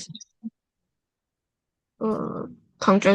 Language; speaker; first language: English; non-native, learner; Chinese